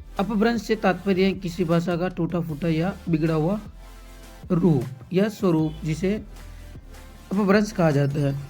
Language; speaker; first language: Hindi; native; Hindi